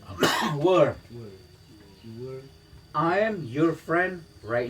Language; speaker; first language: English; non-native, learner; Sundanese